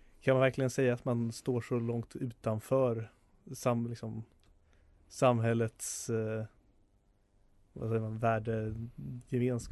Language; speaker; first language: Swedish; native; Swedish